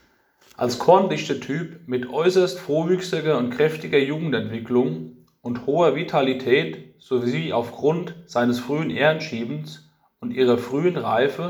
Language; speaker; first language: German; native; German